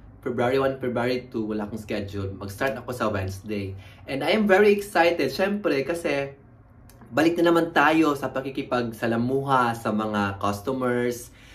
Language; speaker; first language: Filipino; native; Filipino